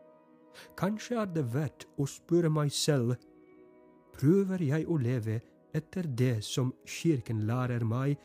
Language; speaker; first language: Norwegian; non-native, fluent; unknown